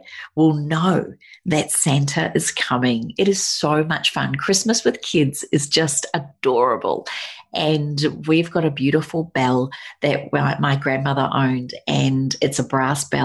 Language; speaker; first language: English; native; English